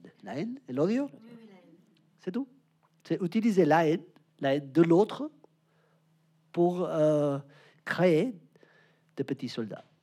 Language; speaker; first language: French; non-native, learner; Spanish